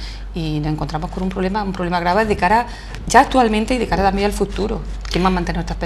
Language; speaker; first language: Spanish; native; Spanish